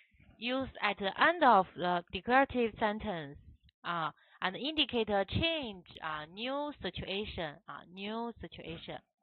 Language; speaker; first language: English; non-native, learner; Chinese